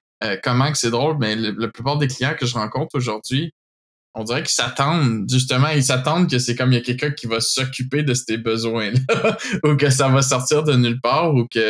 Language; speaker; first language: French; native; French